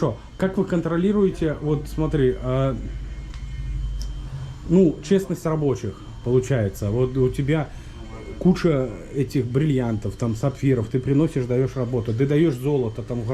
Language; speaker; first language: Russian; native; Russian